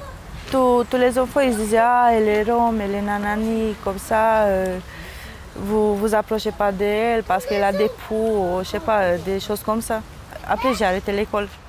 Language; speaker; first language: French; non-native, fluent; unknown